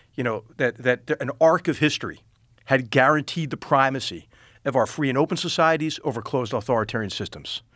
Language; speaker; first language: English; native; English